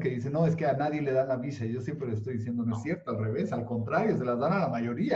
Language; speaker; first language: Spanish; native; Spanish